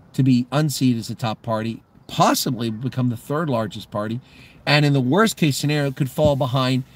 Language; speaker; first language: English; native; English